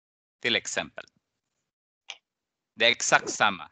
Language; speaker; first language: Swedish; non-native, fluent; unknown